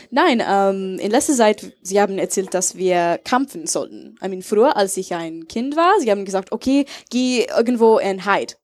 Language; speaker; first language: German; non-native, learner; English